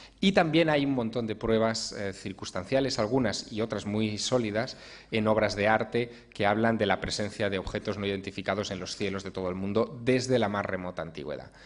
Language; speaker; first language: Spanish; native; Spanish